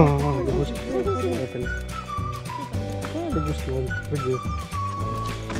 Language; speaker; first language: Russian; native; Russian